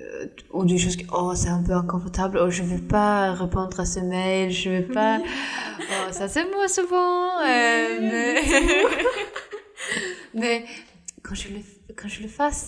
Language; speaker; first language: French; non-native, fluent; Norwegian